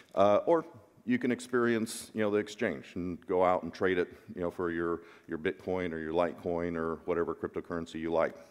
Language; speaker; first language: English; native; English